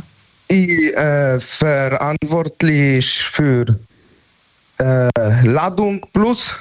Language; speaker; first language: German; non-native, learner; Polish